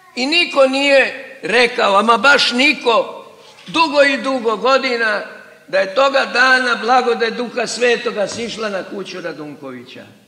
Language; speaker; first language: Serbian; native; Serbian